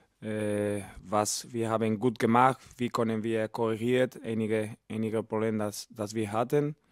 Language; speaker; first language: German; non-native, learner; Spanish